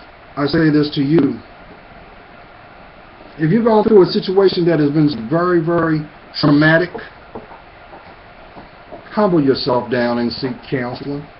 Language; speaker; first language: English; native; English